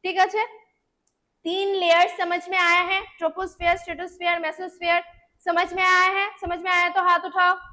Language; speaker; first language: Hindi; non-native, local second language; Bangla